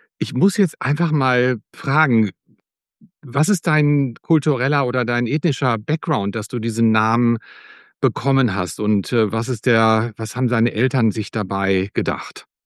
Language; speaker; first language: German; native; German